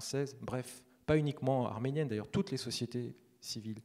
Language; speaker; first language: French; native; French